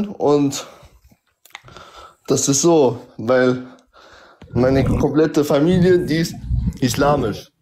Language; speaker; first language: German; early bilingual, other home language; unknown